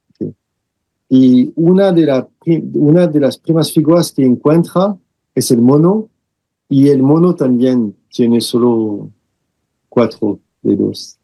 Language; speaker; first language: Spanish; non-native, fluent; French